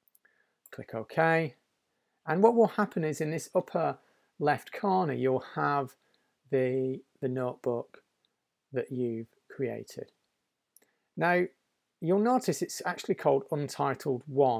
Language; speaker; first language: English; native; English